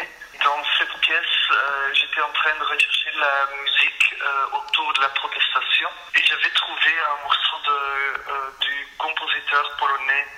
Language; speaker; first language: French; non-native, fluent; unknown